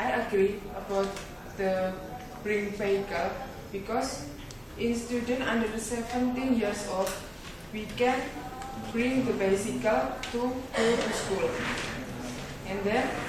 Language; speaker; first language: English; non-native, learner; Indonesian